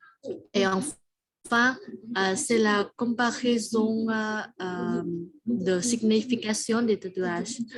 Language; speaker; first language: French; non-native, learner; Vietnamese